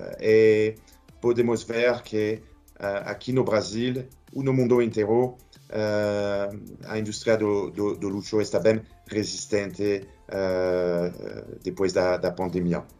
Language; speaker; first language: Portuguese; non-native, fluent; French